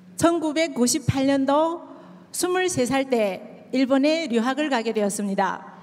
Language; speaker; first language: Korean; native; Korean